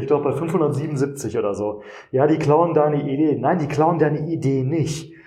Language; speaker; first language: German; native; German